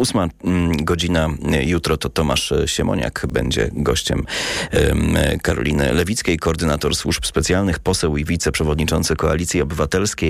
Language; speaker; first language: Polish; native; Polish